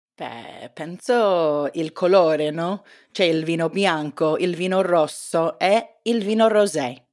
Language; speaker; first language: Italian; non-native, learner; English